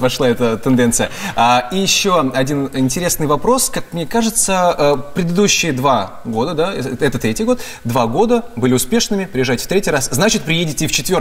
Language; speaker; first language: Russian; native; Russian